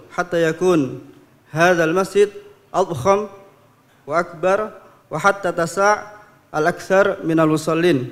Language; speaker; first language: Arabic; non-native, fluent; Indonesian